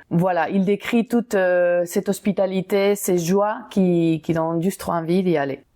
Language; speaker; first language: French; non-native, fluent; Spanish